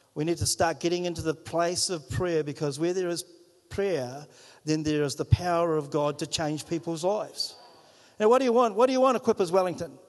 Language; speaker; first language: English; native; English